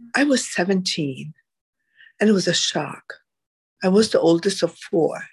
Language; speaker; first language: English; non-native, fluent; Arabic